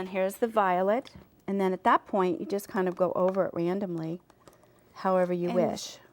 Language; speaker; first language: English; native; English